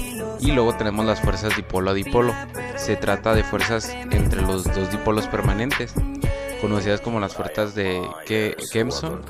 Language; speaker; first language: Spanish; native; Spanish